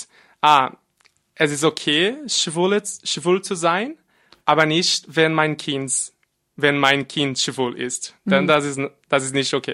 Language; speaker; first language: German; non-native, fluent; Portuguese